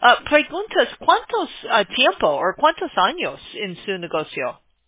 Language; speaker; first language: Spanish; non-native, learner; English